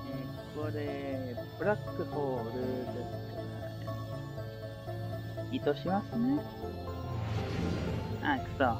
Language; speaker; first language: Japanese; non-native, learner; English